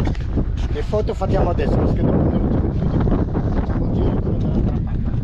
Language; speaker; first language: Italian; non-native, learner; Arabic